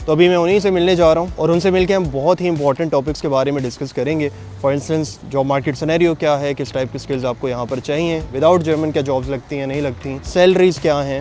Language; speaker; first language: Urdu; native; Urdu